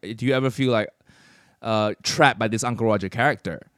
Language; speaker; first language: English; non-native, local second language; Cantonese